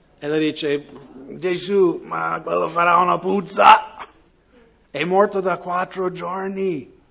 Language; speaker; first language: Italian; non-native, fluent; English